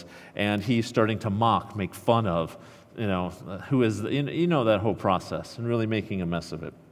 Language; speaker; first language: English; native; English